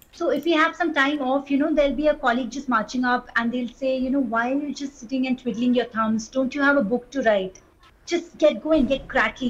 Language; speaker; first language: English; non-native, local second language; Hindi